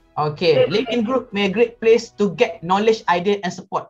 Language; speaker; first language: English; non-native, local second language; Malay